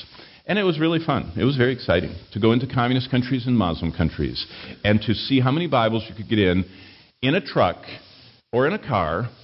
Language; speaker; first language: English; native; English